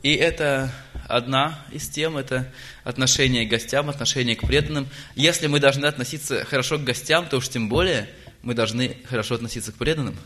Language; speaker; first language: Russian; native; Russian